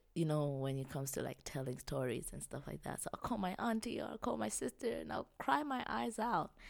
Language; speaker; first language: English; non-native, local second language; Swahili